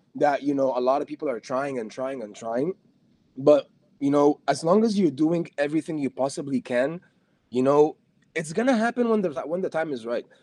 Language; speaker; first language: English; non-native, fluent; Arabic